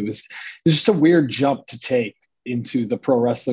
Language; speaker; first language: English; native; English